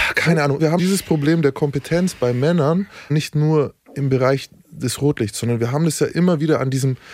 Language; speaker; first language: German; native; German